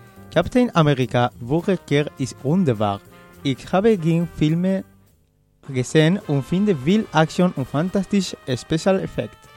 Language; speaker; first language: German; non-native, learner; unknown